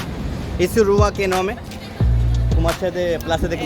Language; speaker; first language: Portuguese; non-native, learner; Hindi